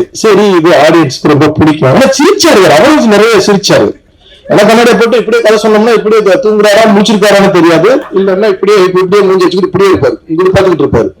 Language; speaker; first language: Tamil; native; Tamil